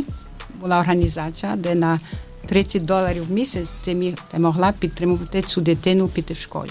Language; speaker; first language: Ukrainian; early bilingual, heritage; Ukrainian